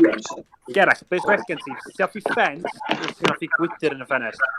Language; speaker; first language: Welsh; native; Welsh